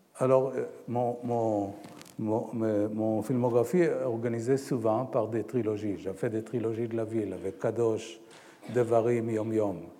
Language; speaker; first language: French; non-native, fluent; Hebrew